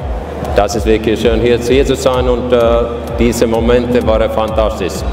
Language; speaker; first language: German; non-native, fluent; Finnish